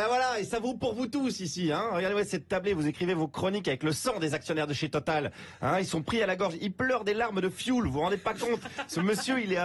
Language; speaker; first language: French; native; French